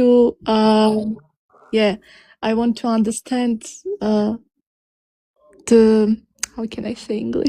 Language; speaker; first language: English; non-native, learner; Armenian